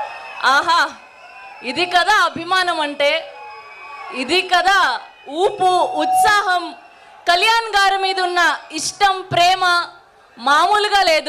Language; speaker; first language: Telugu; native; Telugu